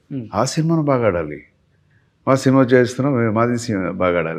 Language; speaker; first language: Telugu; native; Telugu